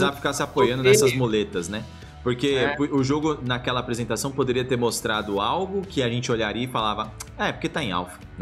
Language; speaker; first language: Portuguese; native; Portuguese